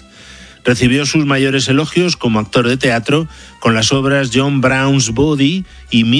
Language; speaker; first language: Spanish; native; Spanish